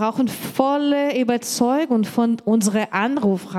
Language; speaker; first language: German; non-native, learner; Portuguese